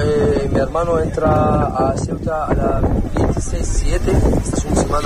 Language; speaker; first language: Spanish; non-native, learner; Arabic